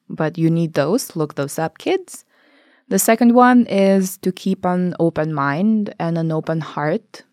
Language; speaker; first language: English; non-native, fluent; Albanian